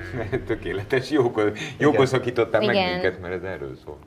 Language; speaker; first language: Hungarian; native; Hungarian